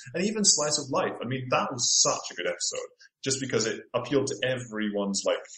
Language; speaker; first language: English; native; English